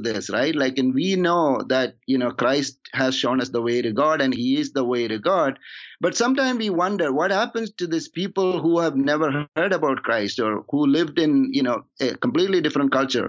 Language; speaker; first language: English; non-native, local second language; Malayalam